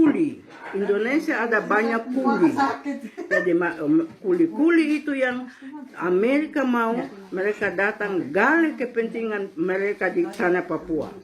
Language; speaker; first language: Indonesian; non-native, local second language; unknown